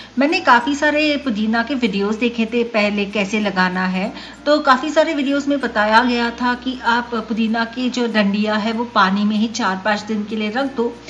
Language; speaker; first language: Hindi; non-native, local second language; Marathi